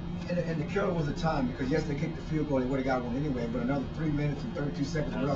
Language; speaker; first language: English; native; English